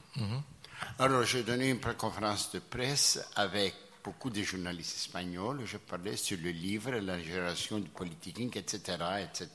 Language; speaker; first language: French; non-native, fluent; Greek